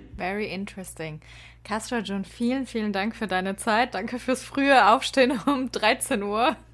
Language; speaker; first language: German; early bilingual, other home language; Persian